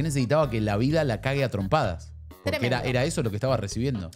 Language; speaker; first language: Spanish; native; Spanish